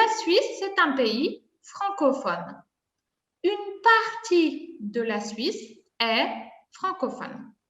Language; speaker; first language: French; non-native, fluent; Spanish